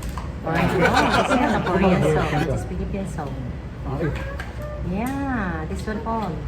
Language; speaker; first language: English; non-native, learner; Filipino